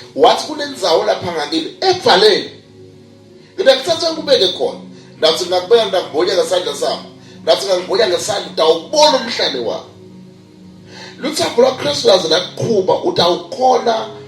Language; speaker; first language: Zulu; non-native, local second language; Swati